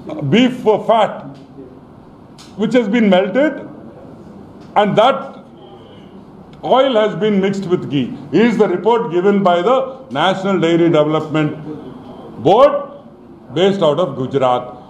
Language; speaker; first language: English; non-native, local second language; Telugu